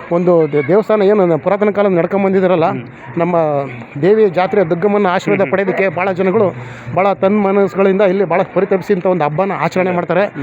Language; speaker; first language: Kannada; native; Kannada